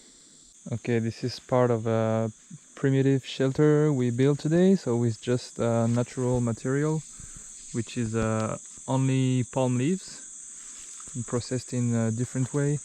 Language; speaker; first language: English; non-native, fluent; French